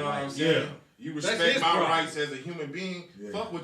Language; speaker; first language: English; native; English